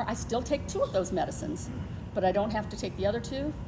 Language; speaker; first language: English; native; English